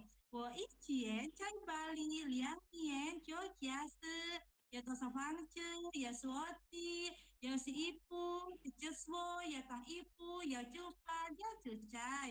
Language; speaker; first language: Chinese; non-native, learner; Indonesian